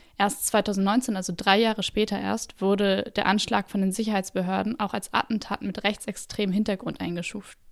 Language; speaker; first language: German; native; German